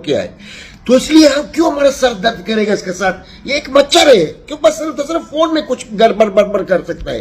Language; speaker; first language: Hindi; non-native, learner; Arabic